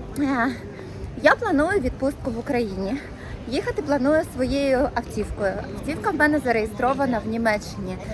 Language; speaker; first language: Ukrainian; native; Ukrainian